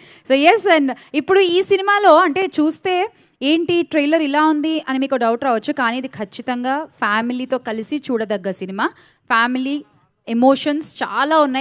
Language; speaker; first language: Telugu; native; Telugu